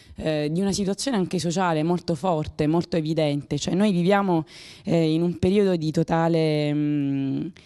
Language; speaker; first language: Italian; native; Italian